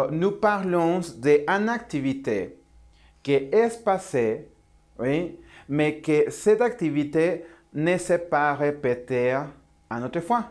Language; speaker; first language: French; non-native, learner; Spanish